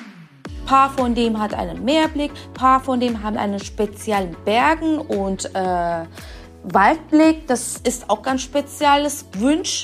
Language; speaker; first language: German; non-native, fluent; Turkish